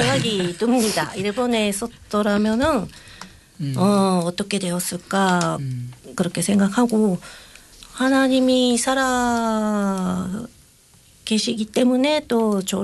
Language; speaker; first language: Korean; non-native, fluent; Japanese